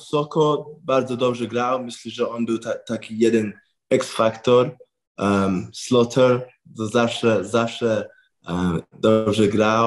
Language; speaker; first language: Polish; early bilingual, heritage; English